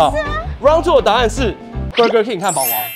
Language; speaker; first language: Chinese; native; Chinese